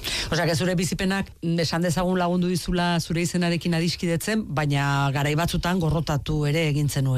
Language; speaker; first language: Basque; native; Basque